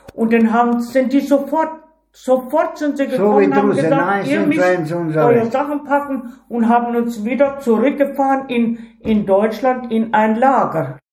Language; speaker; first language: German; early bilingual, heritage; Ukrainian